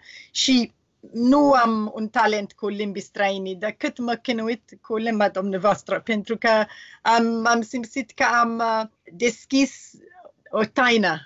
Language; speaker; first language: Romanian; non-native, learner; English